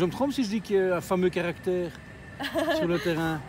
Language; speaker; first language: French; native; French